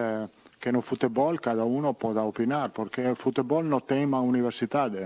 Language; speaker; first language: Portuguese; non-native, learner; Italian